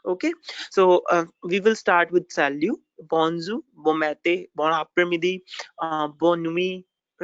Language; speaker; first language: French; non-native, learner; Hindi